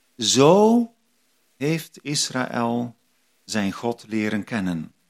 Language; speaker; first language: Dutch; native; Dutch